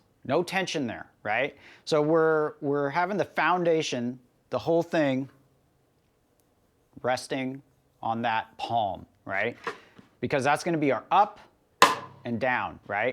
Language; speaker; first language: English; native; English